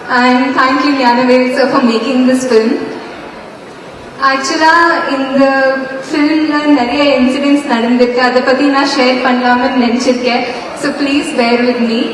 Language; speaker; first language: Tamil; non-native, learner; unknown